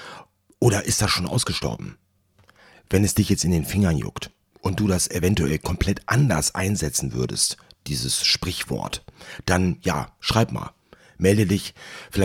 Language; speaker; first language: German; native; German